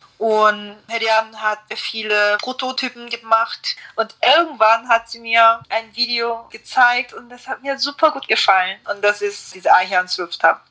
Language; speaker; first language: German; non-native, fluent; Korean